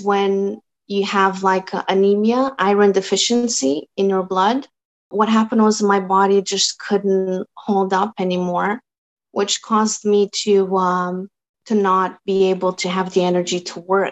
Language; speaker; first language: English; non-native, fluent; Portuguese